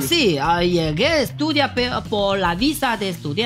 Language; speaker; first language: Spanish; non-native, learner; Chinese